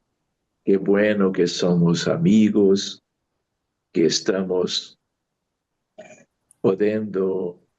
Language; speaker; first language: Spanish; non-native, fluent; Portuguese